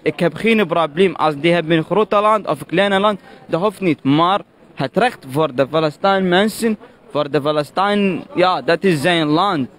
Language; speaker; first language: Dutch; non-native, learner; Arabic